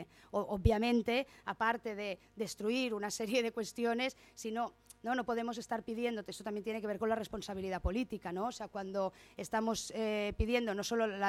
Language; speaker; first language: Spanish; native; Spanish